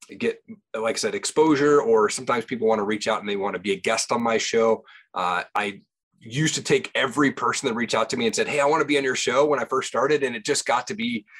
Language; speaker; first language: English; native; English